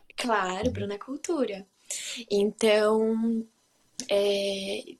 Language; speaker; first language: Portuguese; native; Portuguese